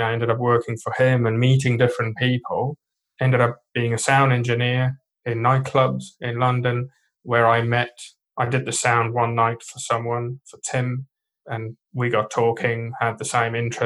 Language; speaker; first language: English; non-native, local second language; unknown